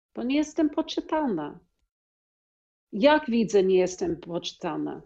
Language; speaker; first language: Polish; non-native, learner; English